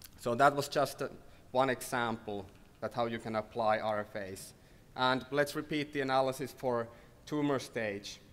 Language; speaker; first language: English; non-native, fluent; Finnish